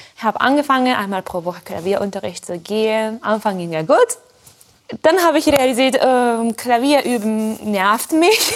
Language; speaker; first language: German; non-native, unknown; Japanese